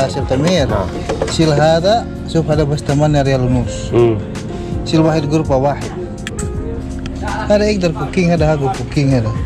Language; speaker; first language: Arabic; non-native, learner; Indonesian